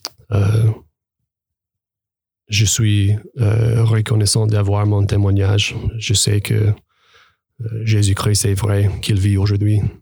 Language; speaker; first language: French; non-native, fluent; English